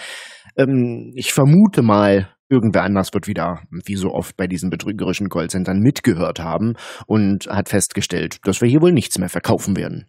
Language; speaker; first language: German; native; German